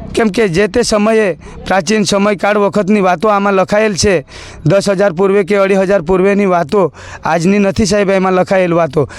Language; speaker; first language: Gujarati; non-native, local second language; Kukna